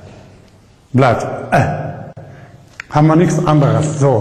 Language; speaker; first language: German; non-native, learner; Arabic